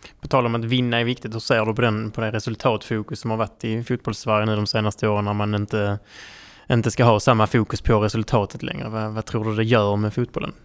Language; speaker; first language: Swedish; native; Swedish